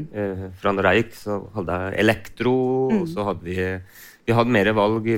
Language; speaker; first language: Norwegian; native; Norwegian